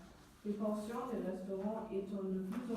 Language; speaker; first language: French; non-native, learner; German